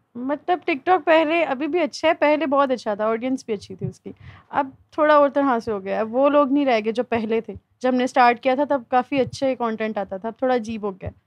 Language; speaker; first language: Urdu; native; Urdu